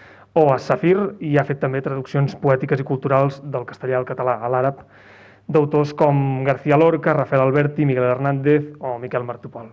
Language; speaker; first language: Catalan; native; Catalan